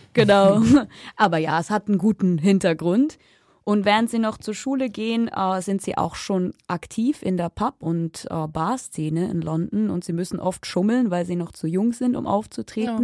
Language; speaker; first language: German; native; German